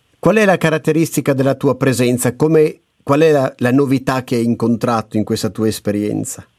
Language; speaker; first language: Italian; native; Italian